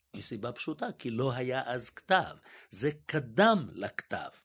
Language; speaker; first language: Hebrew; native; Hebrew